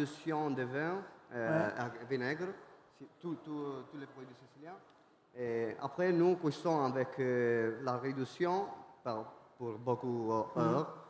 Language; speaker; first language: French; non-native, learner; Italian